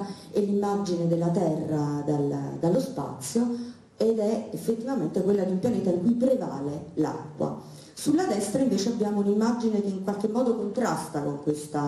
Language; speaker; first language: Italian; native; Italian